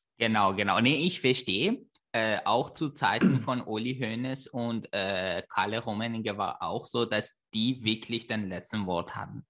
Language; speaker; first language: German; non-native, fluent; Persian